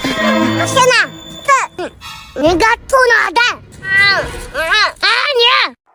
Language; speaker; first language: Chinese; native; Chinese